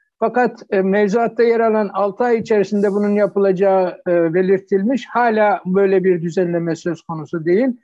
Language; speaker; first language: Turkish; native; Turkish